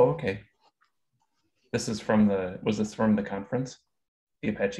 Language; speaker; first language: English; native; English